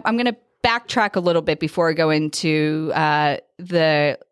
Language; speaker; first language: English; native; English